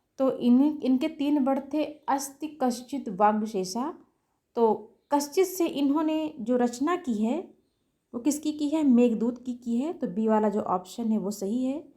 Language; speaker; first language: Hindi; native; Hindi